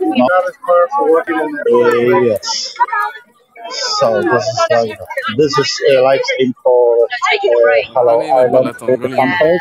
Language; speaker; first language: English; non-native, learner; Polish